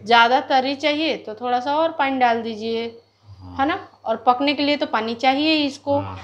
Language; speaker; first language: Hindi; native; Hindi